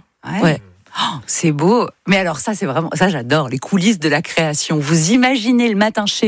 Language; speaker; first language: French; native; French